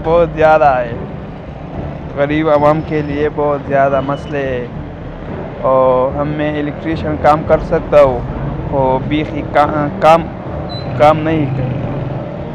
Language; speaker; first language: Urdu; non-native, local second language; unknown